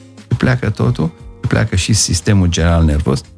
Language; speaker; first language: Romanian; native; Romanian